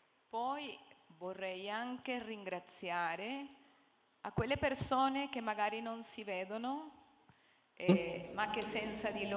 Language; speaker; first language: Italian; non-native, fluent; Turkish